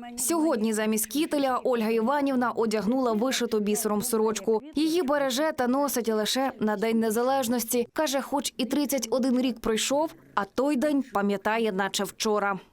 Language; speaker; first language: Ukrainian; native; Ukrainian